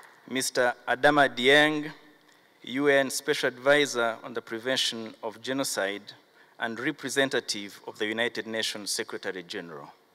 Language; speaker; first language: English; non-native, local second language; Kinyarwanda